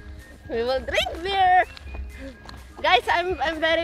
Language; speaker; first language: English; non-native, local second language; Filipino